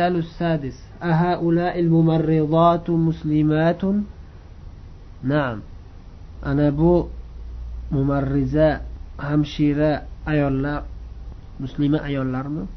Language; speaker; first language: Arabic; non-native, fluent; Uzbek